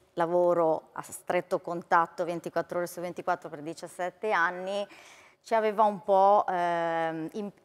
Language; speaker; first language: Italian; native; Italian